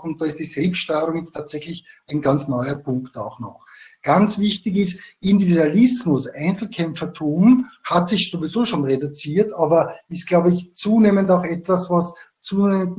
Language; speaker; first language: German; native; German